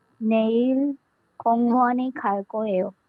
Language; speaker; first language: Korean; non-native, learner; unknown